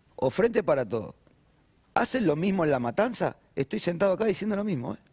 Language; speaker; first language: Spanish; native; Spanish